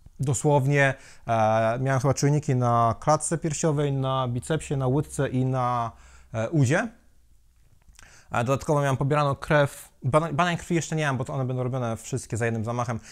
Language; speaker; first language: Polish; native; Polish